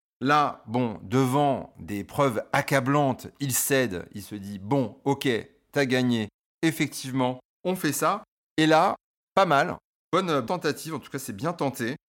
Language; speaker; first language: French; native; French